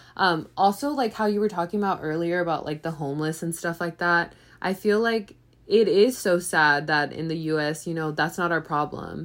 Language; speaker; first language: English; native; English